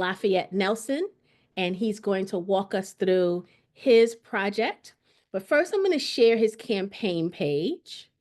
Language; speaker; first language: English; native; English